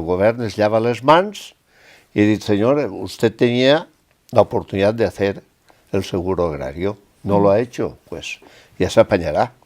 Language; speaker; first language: Spanish; non-native, local second language; Catalan